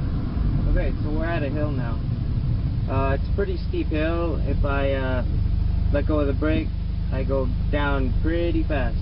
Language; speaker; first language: English; native; English